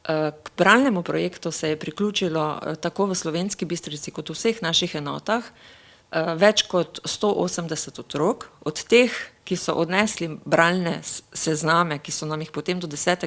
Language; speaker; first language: Slovenian; native; Slovenian